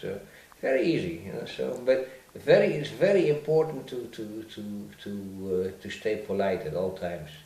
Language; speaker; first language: English; non-native, fluent; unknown